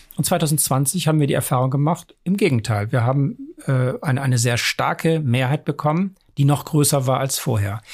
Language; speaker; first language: German; native; German